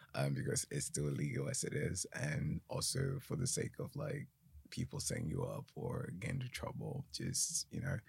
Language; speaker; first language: English; non-native, local second language; Akan